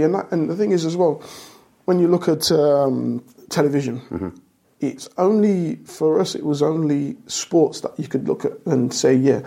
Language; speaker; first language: English; native; English